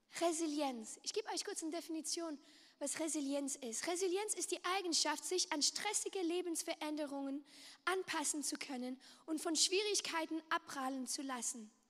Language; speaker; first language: German; non-native, local second language; French